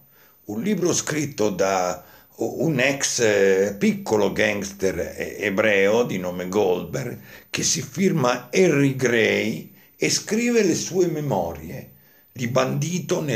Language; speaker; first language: Italian; native; Italian